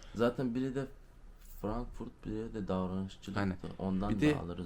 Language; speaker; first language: Turkish; native; Turkish